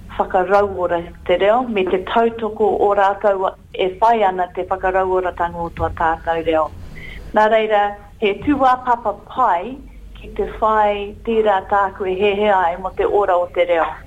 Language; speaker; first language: Māori; non-native, local second language; English